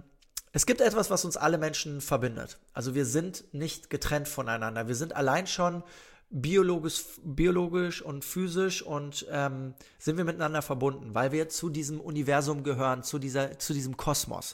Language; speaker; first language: German; native; German